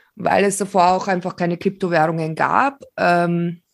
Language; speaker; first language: German; early bilingual, other home language; Slovak